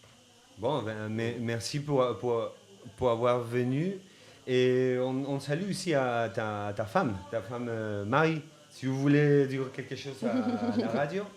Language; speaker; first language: French; non-native, fluent; Spanish